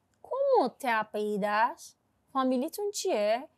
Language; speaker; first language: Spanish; non-native, fluent; Persian